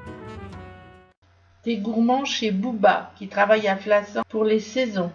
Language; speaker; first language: French; native; French